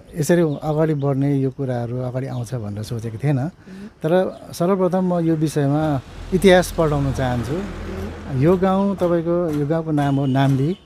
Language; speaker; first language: Nepali; native; Nepali